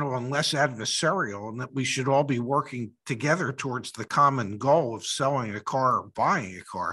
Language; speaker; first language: English; native; English